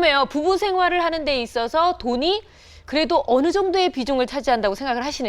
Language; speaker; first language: Korean; native; Korean